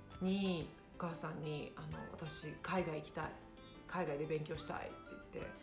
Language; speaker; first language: Japanese; early bilingual, other home language; Hindi